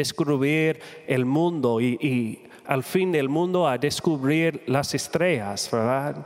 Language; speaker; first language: Spanish; non-native, fluent; English